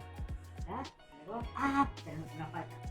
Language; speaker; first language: Spanish; non-native, learner; Korean